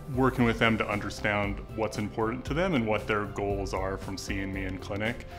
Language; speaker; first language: English; native; English